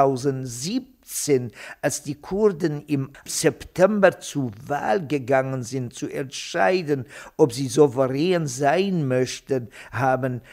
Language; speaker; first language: German; non-native, fluent; Kurdish